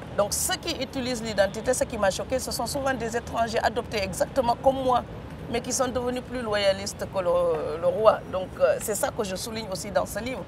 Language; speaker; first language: French; non-native, local second language; Serer